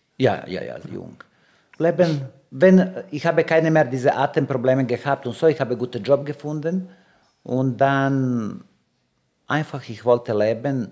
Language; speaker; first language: German; non-native, learner; Serbian